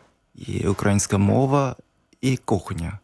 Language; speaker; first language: Ukrainian; non-native, fluent; Japanese